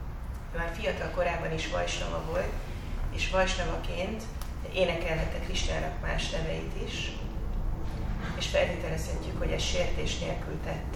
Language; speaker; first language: Hungarian; native; Hungarian